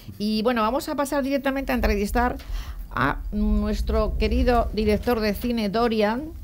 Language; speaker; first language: Spanish; native; Spanish